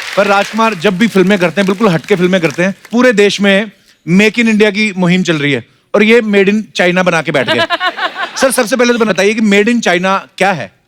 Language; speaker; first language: Hindi; non-native, local second language; Punjabi